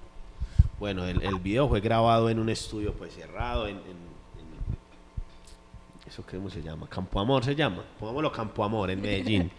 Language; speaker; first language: Spanish; native; Spanish